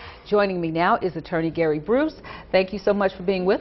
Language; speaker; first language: English; native; English